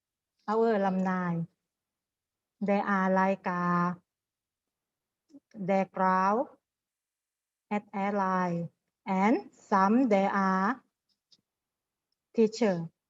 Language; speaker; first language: English; non-native, learner; Thai